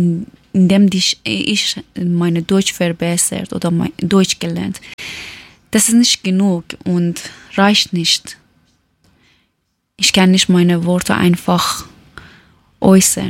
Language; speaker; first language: German; non-native, learner; Persian